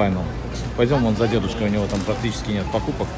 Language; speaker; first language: Russian; native; Russian